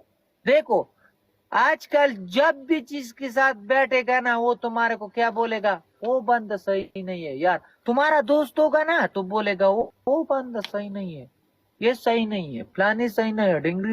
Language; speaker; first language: Hindi; non-native, fluent; Pashto